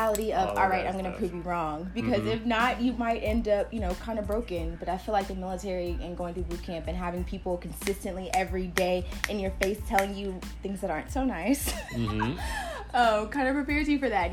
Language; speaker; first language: English; native; English